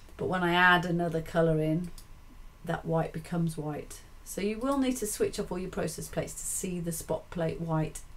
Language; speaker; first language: English; native; English